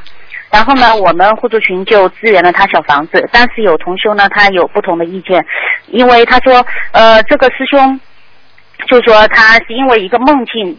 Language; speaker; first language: Chinese; native; Chinese